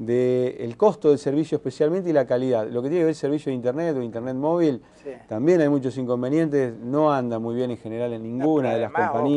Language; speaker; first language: Spanish; native; Spanish